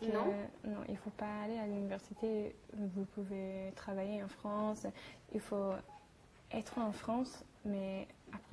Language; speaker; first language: French; non-native, fluent; English